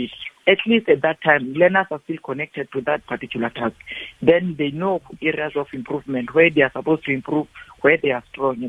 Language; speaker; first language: English; non-native, local second language; Xhosa